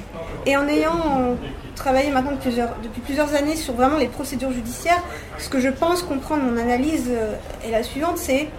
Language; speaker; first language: French; native; French